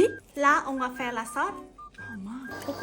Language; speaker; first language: French; non-native, learner; Thai